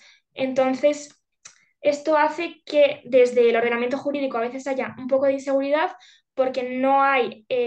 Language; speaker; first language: Spanish; native; Spanish